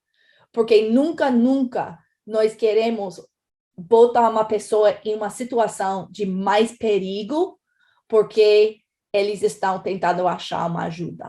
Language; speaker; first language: Portuguese; non-native, fluent; English